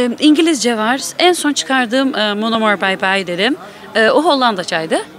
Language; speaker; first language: Turkish; early bilingual, heritage; Turkish